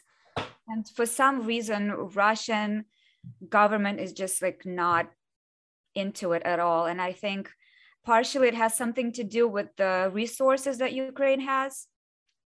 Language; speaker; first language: English; non-native, fluent; Russian